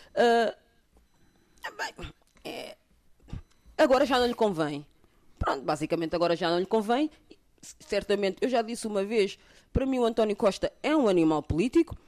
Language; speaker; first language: Portuguese; early bilingual, other home language; Kabuverdianu